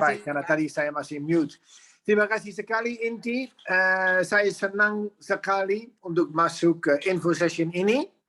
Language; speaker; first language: Indonesian; non-native, fluent; Dutch